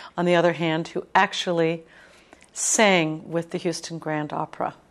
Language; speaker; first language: English; native; English